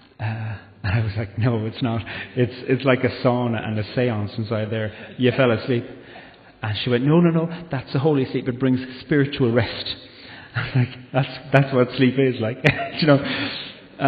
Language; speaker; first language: English; native; English